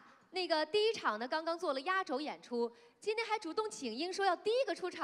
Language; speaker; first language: Chinese; native; Chinese